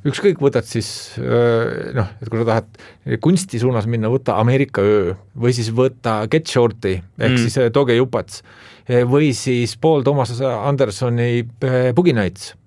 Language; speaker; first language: Estonian; native; Estonian